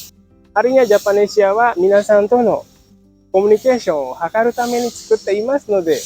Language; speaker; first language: Japanese; non-native, fluent; Indonesian